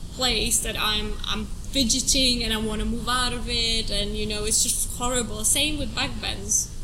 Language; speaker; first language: English; non-native, fluent; Russian